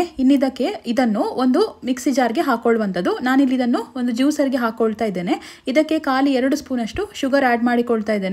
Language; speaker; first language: Kannada; native; Kannada